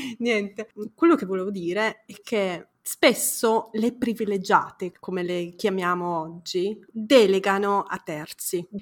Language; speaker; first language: Italian; early bilingual, other home language; Romanian